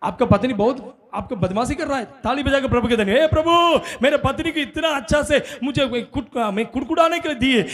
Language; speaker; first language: Hindi; non-native, local second language; Tamil